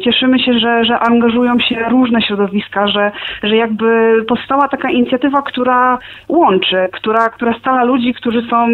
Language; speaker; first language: Polish; native; Polish